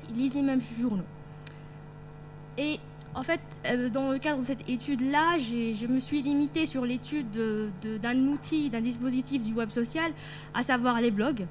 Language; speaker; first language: French; non-native, local second language; Arabic